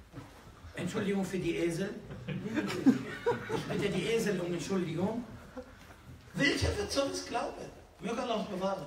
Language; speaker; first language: German; non-native, fluent; Arabic